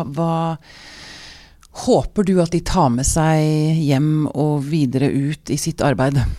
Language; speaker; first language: Norwegian; native; Norwegian